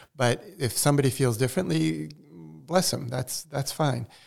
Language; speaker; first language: English; early bilingual, other home language; Portuguese